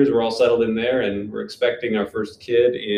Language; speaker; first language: English; native; English